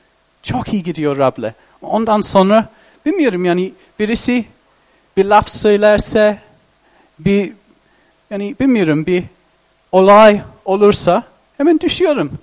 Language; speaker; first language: Turkish; non-native, fluent; English